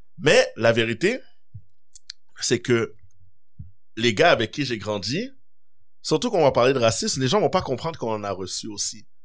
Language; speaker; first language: French; early bilingual, other home language; Kabyle